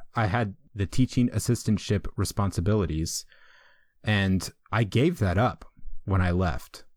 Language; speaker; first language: English; native; English